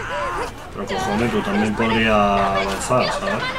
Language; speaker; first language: Spanish; native; Spanish